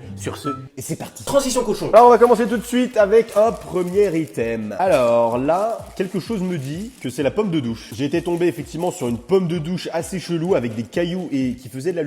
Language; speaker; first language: French; native; French